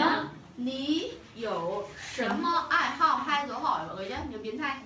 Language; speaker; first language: Chinese; non-native, fluent; Vietnamese